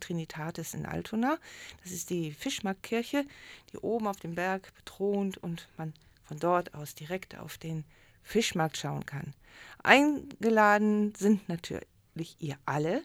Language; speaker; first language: German; native; German